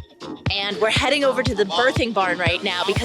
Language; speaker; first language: English; native; English